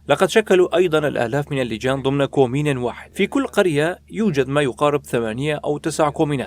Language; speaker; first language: Arabic; non-native, local second language; Kurdish